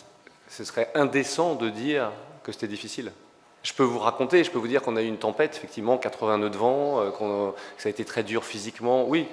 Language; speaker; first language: French; native; French